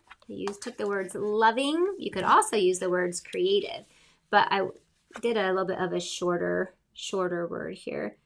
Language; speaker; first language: English; native; English